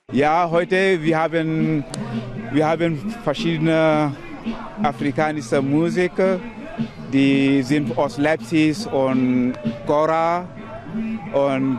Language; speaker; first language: German; non-native, learner; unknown